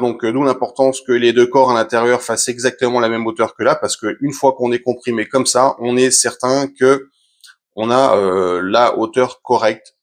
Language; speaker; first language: French; native; French